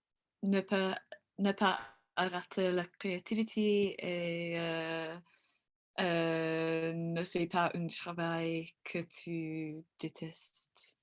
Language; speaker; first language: French; non-native, learner; English